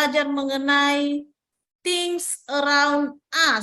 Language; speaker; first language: English; non-native, learner; Indonesian